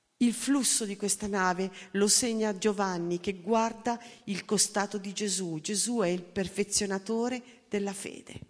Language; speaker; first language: Italian; native; Italian